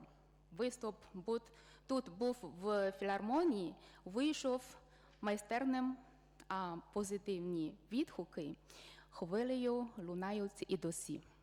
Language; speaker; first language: Ukrainian; non-native, fluent; Chinese